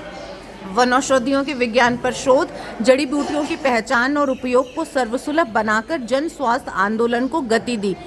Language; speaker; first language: Hindi; native; Hindi